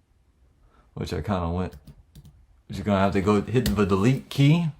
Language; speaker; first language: English; native; English